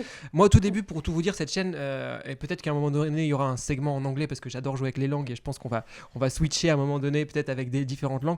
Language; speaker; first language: French; native; French